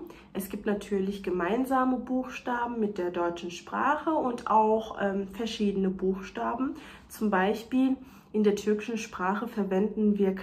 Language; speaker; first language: German; non-native, fluent; Turkish